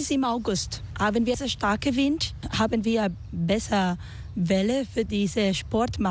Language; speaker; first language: German; non-native, learner; Spanish